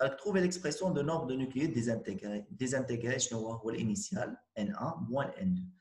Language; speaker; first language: French; non-native, local second language; Arabic